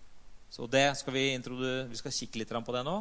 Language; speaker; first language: Norwegian; native; Norwegian